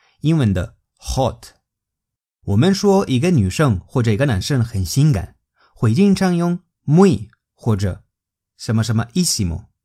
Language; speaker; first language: Chinese; non-native, fluent; Spanish